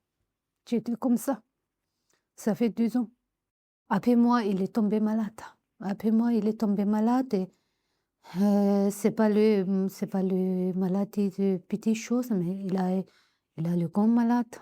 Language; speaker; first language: French; non-native, learner; Tibetan